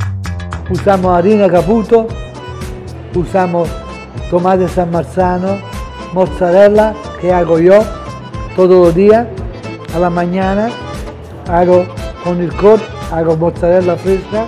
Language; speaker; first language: Spanish; non-native, fluent; Italian